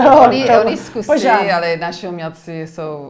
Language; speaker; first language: Czech; non-native, learner; English